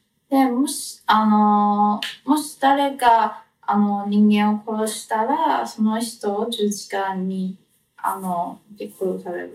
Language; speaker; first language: Japanese; non-native, fluent; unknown